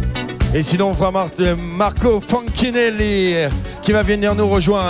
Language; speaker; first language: French; native; French